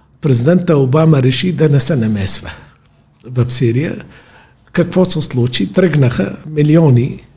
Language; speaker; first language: Bulgarian; non-native, fluent; Arabic